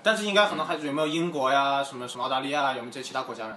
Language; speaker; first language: Chinese; native; Chinese